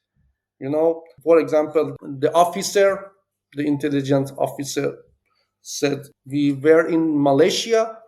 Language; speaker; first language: English; non-native, learner; Persian